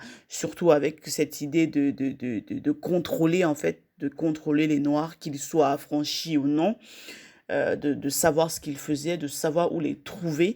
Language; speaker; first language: French; native; French